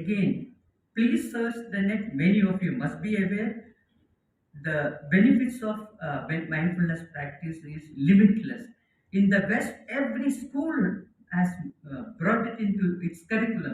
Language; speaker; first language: English; non-native, local second language; Malayalam